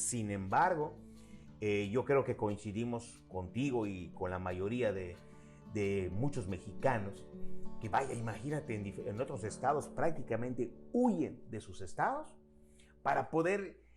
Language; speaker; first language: Spanish; native; Spanish